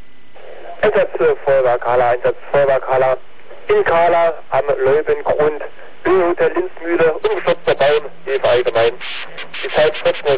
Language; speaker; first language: German; native; German